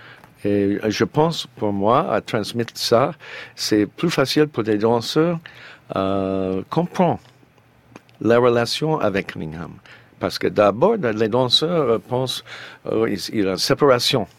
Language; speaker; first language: French; non-native, learner; English